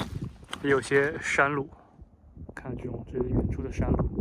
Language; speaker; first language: Chinese; native; Chinese